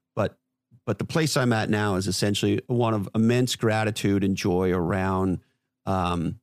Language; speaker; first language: English; native; English